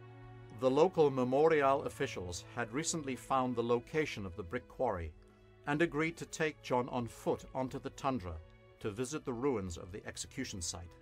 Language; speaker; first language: English; native; English